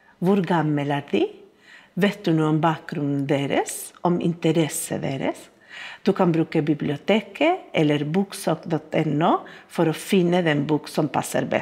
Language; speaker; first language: Norwegian; non-native, fluent; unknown